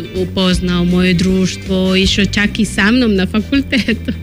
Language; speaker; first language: Serbian; non-native, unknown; Spanish